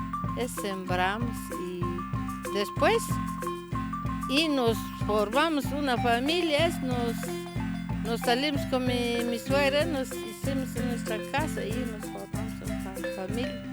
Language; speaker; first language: Spanish; non-native, local second language; Kaqchikel